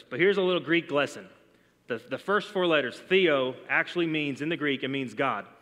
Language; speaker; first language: English; native; English